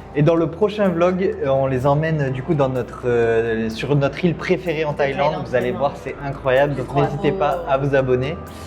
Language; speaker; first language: French; native; French